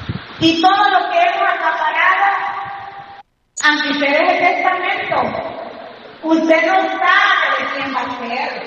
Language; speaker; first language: Spanish; native; Spanish